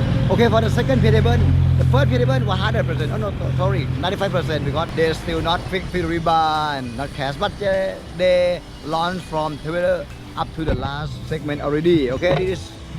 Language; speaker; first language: English; non-native, learner; Thai